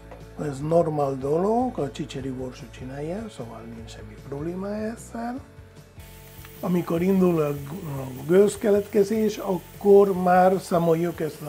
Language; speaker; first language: Hungarian; non-native, fluent; Spanish